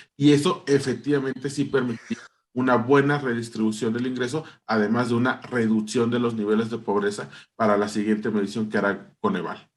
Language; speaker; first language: Spanish; native; Spanish